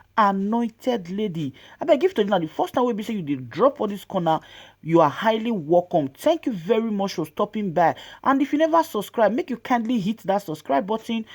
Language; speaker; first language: Nigerian Pidgin; native; Nigerian Pidgin